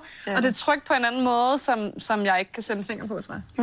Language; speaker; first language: Danish; native; Danish